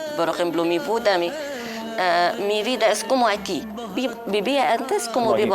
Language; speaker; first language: Spanish; non-native, learner; Arabic